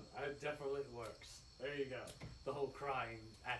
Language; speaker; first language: English; native; English